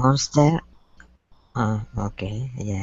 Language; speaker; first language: English; non-native, learner; Spanish